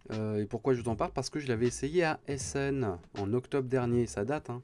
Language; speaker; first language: French; native; French